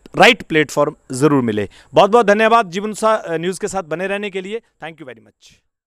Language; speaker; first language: Hindi; native; Hindi